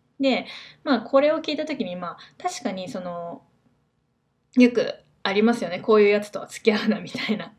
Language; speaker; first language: Japanese; native; Japanese